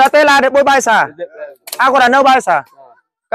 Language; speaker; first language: Portuguese; non-native, learner; Vietnamese